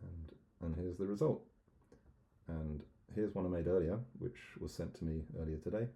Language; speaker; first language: English; native; English